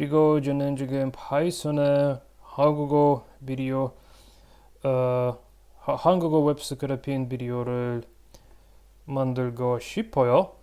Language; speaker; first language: Korean; non-native, learner; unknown